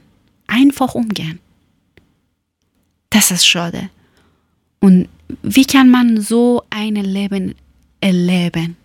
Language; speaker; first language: German; non-native, learner; Persian